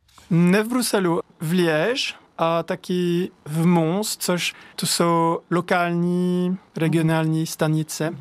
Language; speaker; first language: Czech; non-native, learner; French